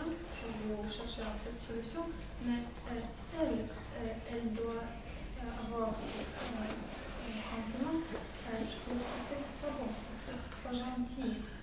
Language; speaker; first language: French; non-native, fluent; Russian